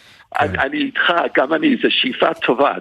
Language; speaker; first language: Hebrew; non-native, fluent; English